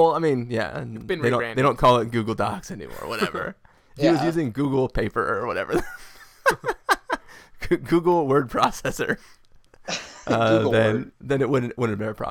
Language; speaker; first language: English; native; English